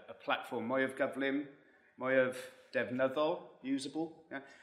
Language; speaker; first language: Welsh; non-native, learner; English